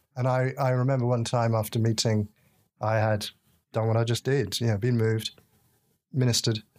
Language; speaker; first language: English; native; English